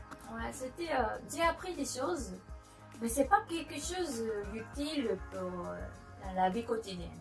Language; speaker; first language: French; non-native, learner; Japanese